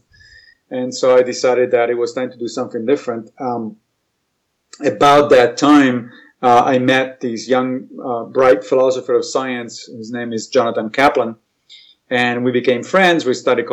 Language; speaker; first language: English; non-native, fluent; Italian